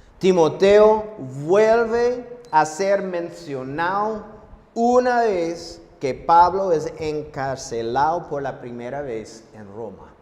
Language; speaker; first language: Spanish; non-native, fluent; English